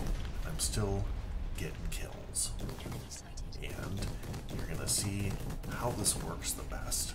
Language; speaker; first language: English; native; English